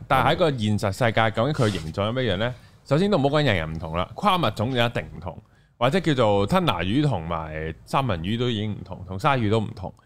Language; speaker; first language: Cantonese; native; Cantonese